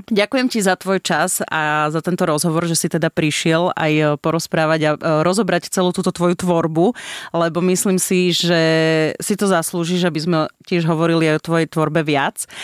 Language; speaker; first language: Slovak; native; Slovak